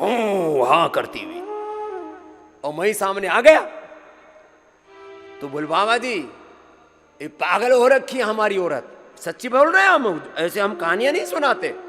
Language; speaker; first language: Hindi; native; Hindi